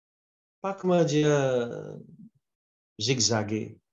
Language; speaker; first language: French; non-native, local second language; Morisyen